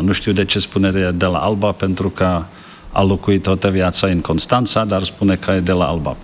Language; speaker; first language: Romanian; non-native, learner; Czech